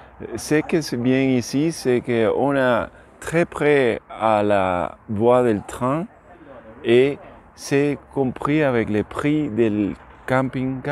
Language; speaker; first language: French; non-native, learner; Spanish